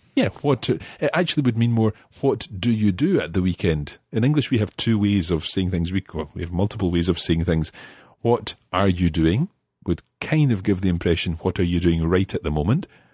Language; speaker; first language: English; native; English